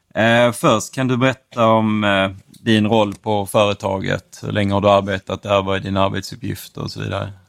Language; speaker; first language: Swedish; native; Swedish